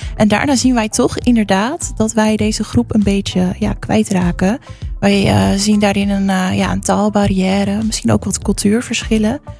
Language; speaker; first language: Dutch; native; Dutch